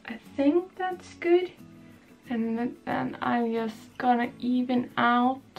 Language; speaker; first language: English; non-native, fluent; Swedish